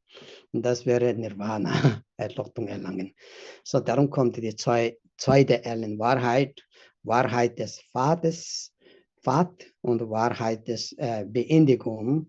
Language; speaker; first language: German; non-native, fluent; Tibetan